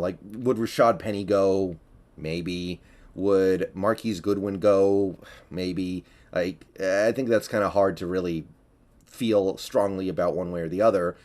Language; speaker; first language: English; native; English